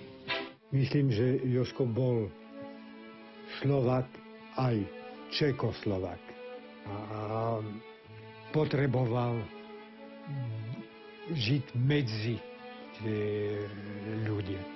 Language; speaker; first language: Slovak; non-native, fluent; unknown